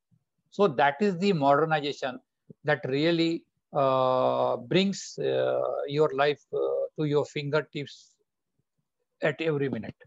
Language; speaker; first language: English; non-native, local second language; Bangla